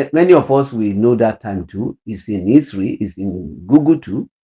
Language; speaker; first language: English; non-native, local second language; Yoruba